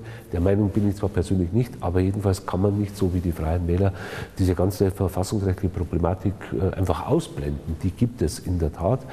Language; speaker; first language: German; native; German